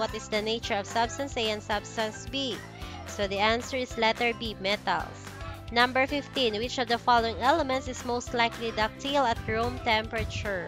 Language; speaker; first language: English; non-native, local second language; Cebuano